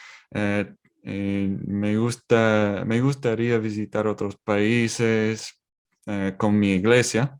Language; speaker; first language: Spanish; non-native, learner; English